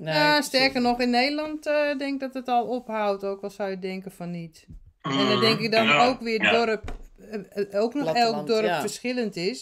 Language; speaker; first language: Dutch; native; Dutch